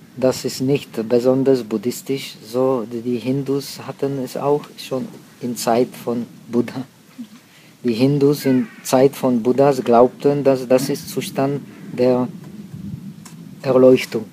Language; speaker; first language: German; non-native, fluent; Czech